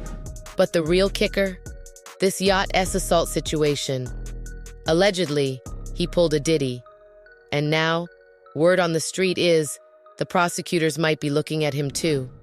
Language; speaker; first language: English; native; English